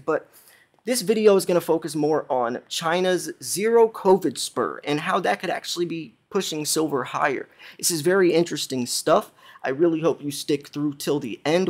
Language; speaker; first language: English; native; English